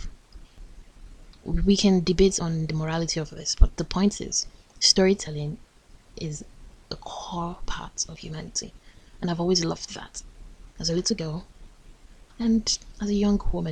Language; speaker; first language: English; non-native, local second language; Yoruba